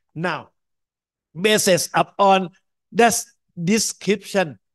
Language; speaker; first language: English; non-native, fluent; Thai